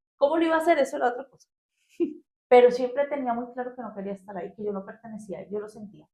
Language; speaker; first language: Spanish; native; Spanish